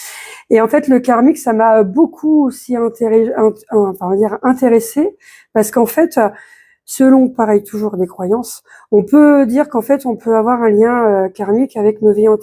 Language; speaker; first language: French; native; French